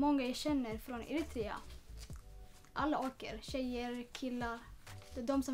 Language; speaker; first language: Swedish; non-native, learner; Tigrinya